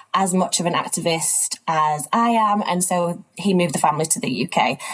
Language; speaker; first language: English; native; English